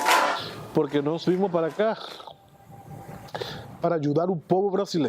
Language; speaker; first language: Portuguese; non-native, fluent; Spanish